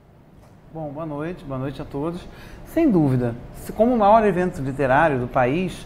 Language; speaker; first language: Portuguese; native; Portuguese